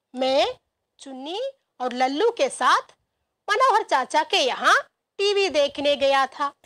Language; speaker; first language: Hindi; non-native, local second language; Malayalam